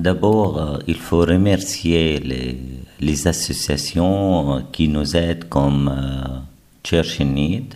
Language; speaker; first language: French; non-native, fluent; Arabic